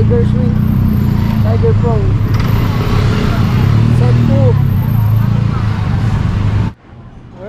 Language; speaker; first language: English; non-native, local second language; Filipino